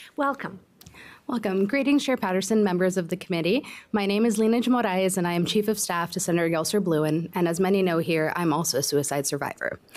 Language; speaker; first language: English; native; English